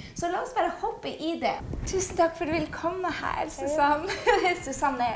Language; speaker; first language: Norwegian; native; Norwegian